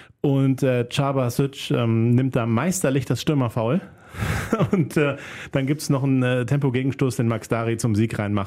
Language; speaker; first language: German; native; German